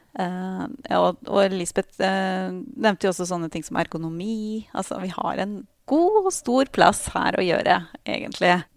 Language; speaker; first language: Norwegian; native; Norwegian